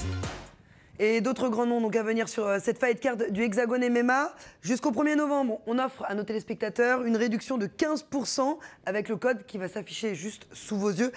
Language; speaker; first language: French; native; French